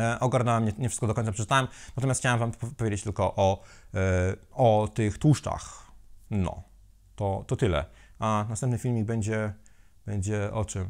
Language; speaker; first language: Polish; native; Polish